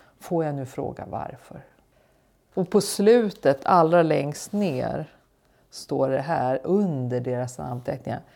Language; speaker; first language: Swedish; native; Swedish